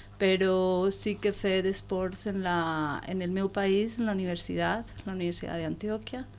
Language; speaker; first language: Catalan; non-native, learner; Spanish